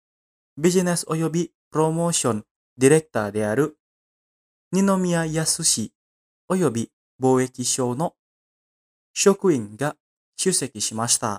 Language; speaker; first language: Japanese; non-native, fluent; Indonesian